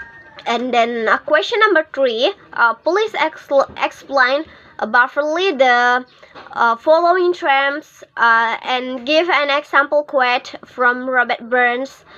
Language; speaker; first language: English; non-native, learner; Indonesian